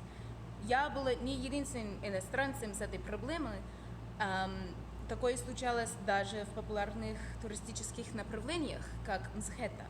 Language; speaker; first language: Russian; non-native, fluent; English